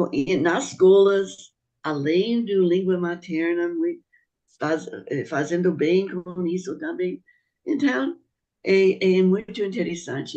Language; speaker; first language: Portuguese; non-native, fluent; English